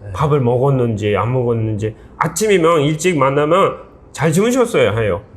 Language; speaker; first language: Korean; non-native, fluent; Japanese